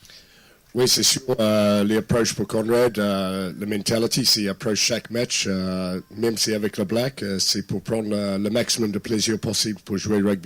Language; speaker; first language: French; non-native, fluent; English